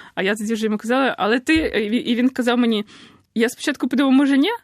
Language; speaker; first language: Ukrainian; native; Ukrainian